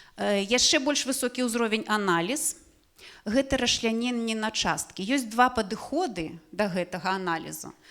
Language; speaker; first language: Belarusian; non-native, local second language; Russian